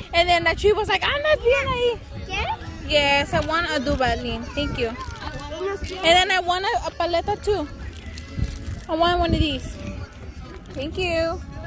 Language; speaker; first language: English; early bilingual, other home language; Spanish